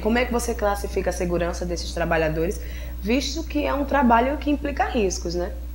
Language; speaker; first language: Portuguese; native; Portuguese